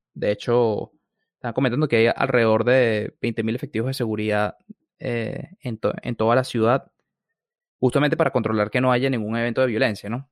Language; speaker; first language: Spanish; native; Spanish